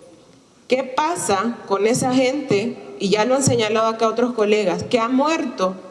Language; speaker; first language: Spanish; native; Spanish